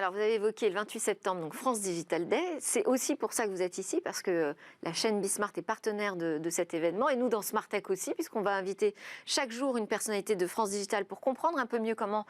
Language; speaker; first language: French; native; French